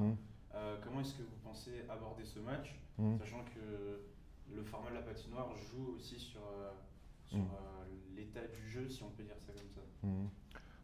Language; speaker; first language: French; native; French